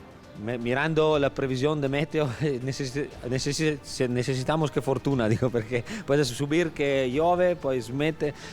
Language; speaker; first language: Spanish; non-native, learner; Italian